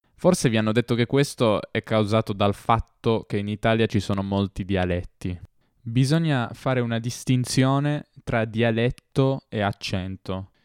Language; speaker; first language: Italian; native; Italian